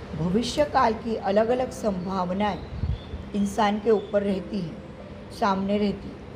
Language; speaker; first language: Hindi; non-native, local second language; Marathi